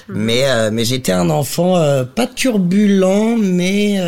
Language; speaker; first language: French; native; French